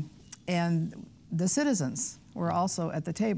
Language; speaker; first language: English; native; English